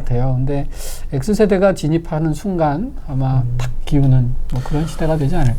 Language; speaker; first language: Korean; native; Korean